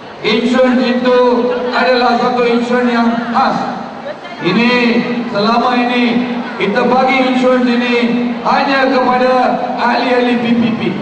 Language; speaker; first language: Malay; non-native, local second language; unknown